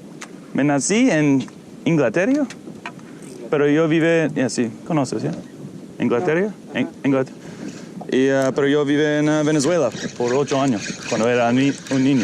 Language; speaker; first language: Spanish; non-native, learner; English